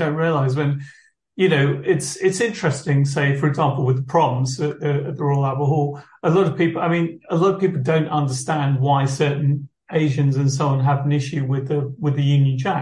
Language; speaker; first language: English; native; English